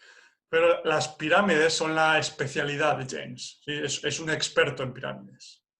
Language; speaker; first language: Spanish; non-native, fluent; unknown